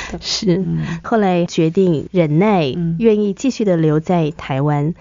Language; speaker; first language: Chinese; native; Chinese